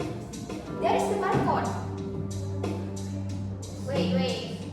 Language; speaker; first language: English; non-native, learner; Indonesian